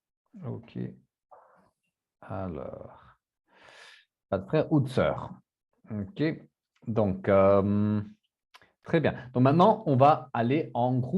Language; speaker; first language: French; non-native, fluent; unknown